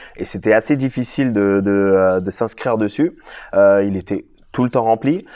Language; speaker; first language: French; native; French